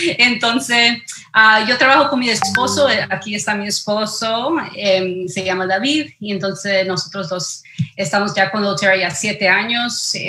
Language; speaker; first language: Spanish; early bilingual, heritage; Spanish